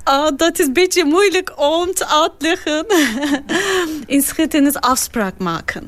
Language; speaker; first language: Dutch; non-native, learner; Turkish